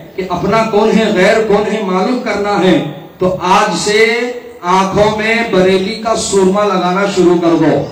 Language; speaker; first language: Urdu; native; Urdu